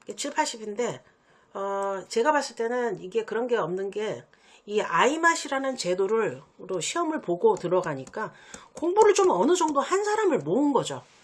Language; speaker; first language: Korean; native; Korean